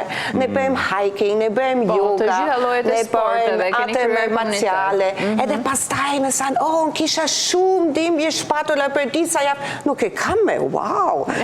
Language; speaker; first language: Albanian; non-native, fluent; German